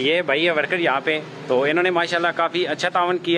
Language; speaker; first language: Hindi; non-native, local second language; Punjabi